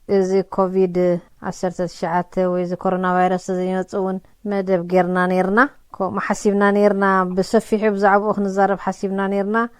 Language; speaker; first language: Tigrinya; native; Tigrinya